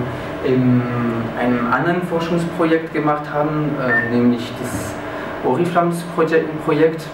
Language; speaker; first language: German; non-native, fluent; French